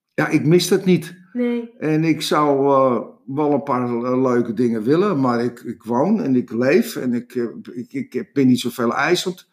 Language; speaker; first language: Dutch; native; Dutch